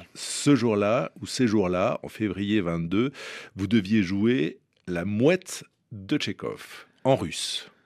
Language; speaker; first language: French; native; French